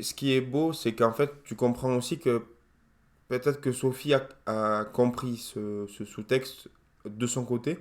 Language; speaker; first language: French; native; French